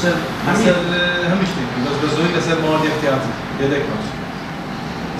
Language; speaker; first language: Arabic; non-native, learner; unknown